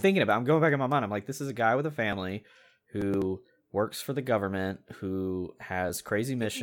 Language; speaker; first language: English; native; English